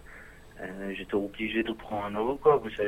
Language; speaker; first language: French; non-native, learner; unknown